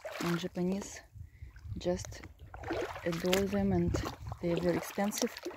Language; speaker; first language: English; non-native, fluent; Russian